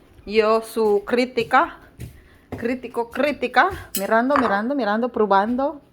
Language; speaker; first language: Spanish; non-native, learner; Chavacano